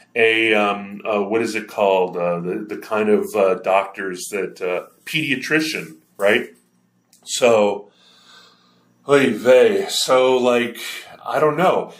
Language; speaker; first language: English; native; English